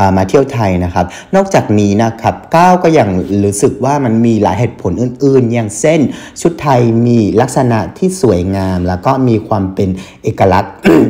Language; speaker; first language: Thai; non-native, fluent; Vietnamese